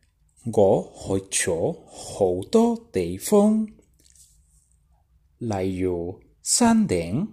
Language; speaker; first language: Cantonese; non-native, learner; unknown